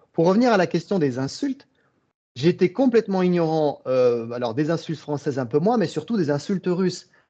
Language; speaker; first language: French; early bilingual, other home language; Russian